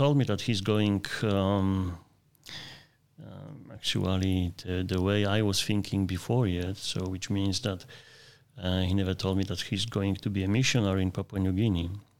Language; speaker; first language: English; non-native, fluent; Polish